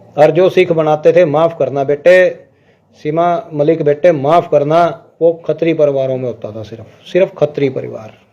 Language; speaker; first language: Hindi; non-native, local second language; Punjabi